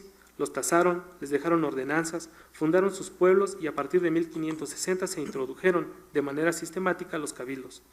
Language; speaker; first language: Spanish; native; Spanish